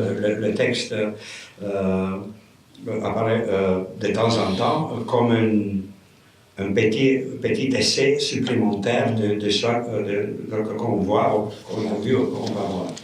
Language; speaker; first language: French; non-native, fluent; Romanian